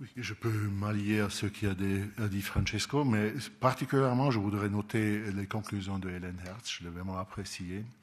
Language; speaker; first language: French; non-native, local second language; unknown